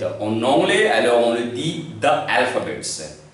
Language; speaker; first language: French; non-native, learner; Hindi